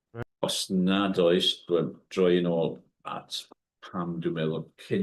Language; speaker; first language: Welsh; non-native, learner; English